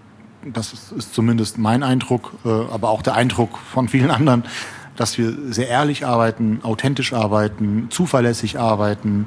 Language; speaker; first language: German; native; German